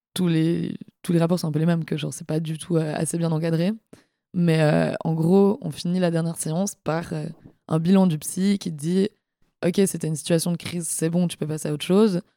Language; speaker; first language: French; native; French